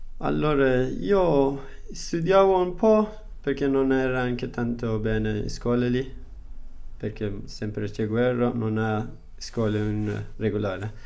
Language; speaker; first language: Italian; non-native, learner; Persian